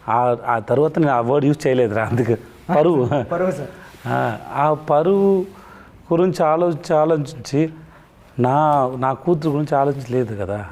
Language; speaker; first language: Telugu; non-native, learner; Tamil